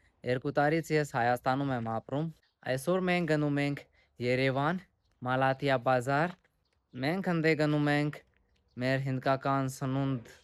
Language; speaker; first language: Armenian; non-native, learner; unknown